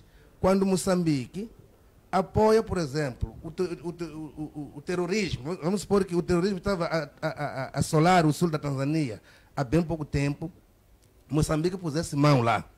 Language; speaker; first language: Portuguese; native; Portuguese